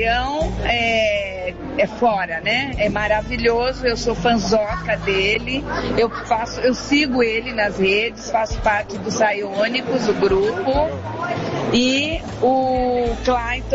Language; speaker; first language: Portuguese; native; Portuguese